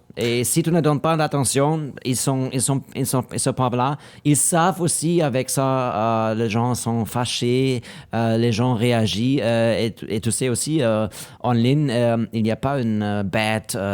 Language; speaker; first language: French; non-native, learner; German